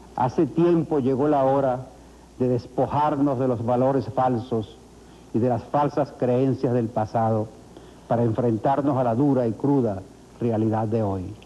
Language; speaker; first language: Spanish; native; Spanish